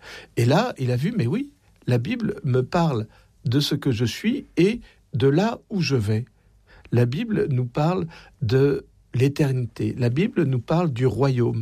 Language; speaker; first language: French; native; French